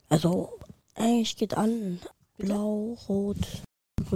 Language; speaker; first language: German; early bilingual, other home language; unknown